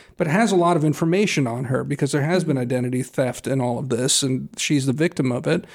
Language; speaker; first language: English; native; English